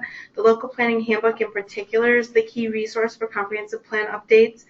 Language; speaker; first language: English; native; English